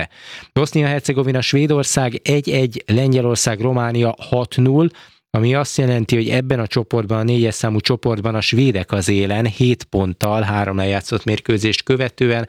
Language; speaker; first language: Hungarian; native; Hungarian